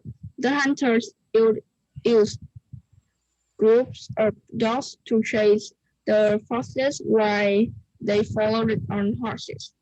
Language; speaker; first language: English; non-native, learner; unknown